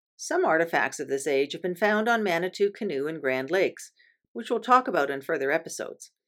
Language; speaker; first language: English; native; English